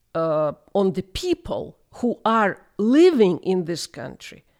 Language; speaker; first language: English; non-native, fluent; Russian